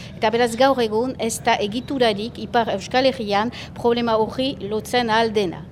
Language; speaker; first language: Basque; native; Basque